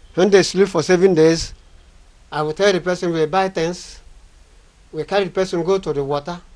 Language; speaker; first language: English; non-native, local second language; Igbo